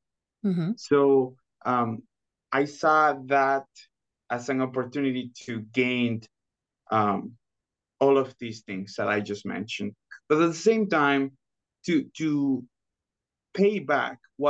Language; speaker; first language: English; non-native, fluent; Spanish